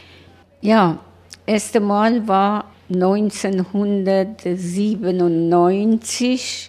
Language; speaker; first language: German; non-native, learner; Persian